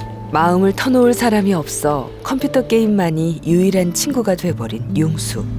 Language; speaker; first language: Korean; native; Korean